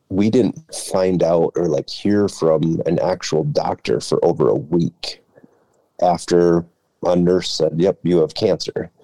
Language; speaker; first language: English; native; English